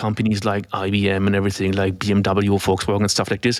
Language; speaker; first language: English; non-native, fluent; German